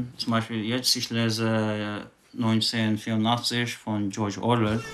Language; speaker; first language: German; non-native, learner; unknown